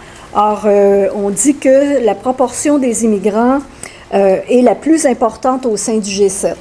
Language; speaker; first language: French; native; French